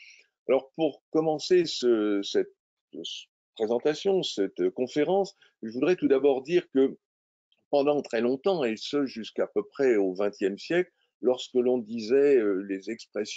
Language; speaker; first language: French; native; French